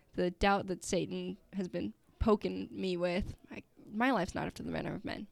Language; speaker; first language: English; native; English